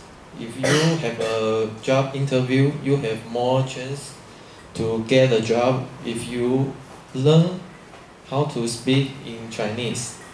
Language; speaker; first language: English; non-native, learner; Chinese